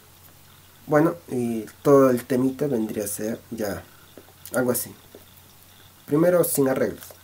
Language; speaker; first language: Spanish; native; Spanish